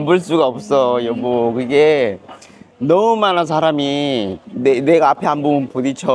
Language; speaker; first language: Korean; native; Korean